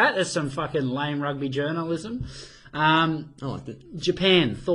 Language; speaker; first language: English; native; English